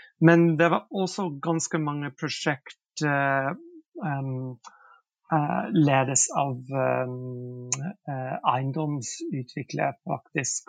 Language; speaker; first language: Norwegian; non-native, fluent; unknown